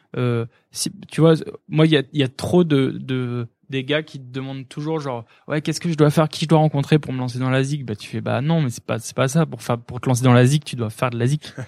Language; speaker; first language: French; native; French